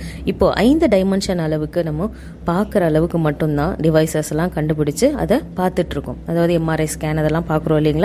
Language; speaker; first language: Tamil; native; Tamil